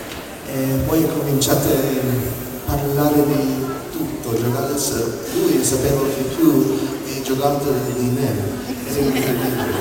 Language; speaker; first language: Italian; non-native, learner; English